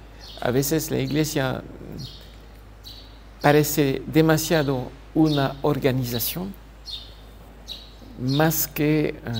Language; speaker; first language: Spanish; non-native, fluent; French